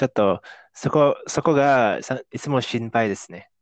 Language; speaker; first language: Japanese; non-native, fluent; Indonesian